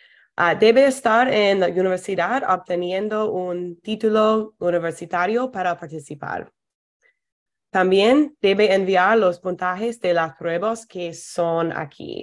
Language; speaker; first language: Spanish; non-native, fluent; English